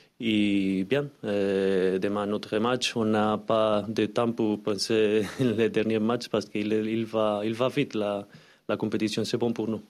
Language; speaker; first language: French; non-native, learner; Spanish